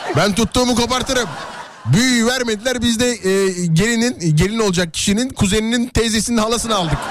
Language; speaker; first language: Turkish; native; Turkish